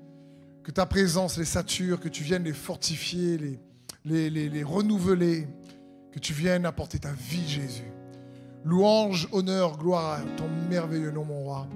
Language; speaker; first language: French; native; French